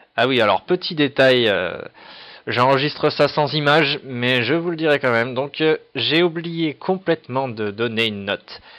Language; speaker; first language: French; native; French